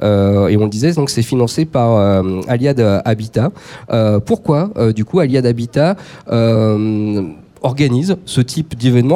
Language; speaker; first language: French; native; French